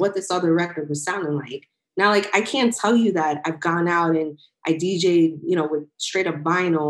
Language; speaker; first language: English; native; English